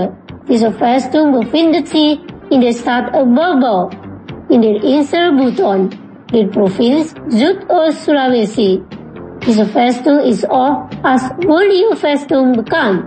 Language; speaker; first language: German; non-native, fluent; Indonesian